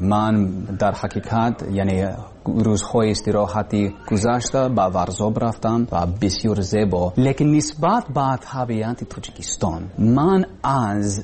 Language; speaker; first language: Persian; non-native, learner; English